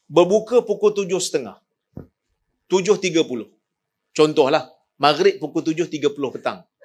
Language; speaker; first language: Malay; native; Malay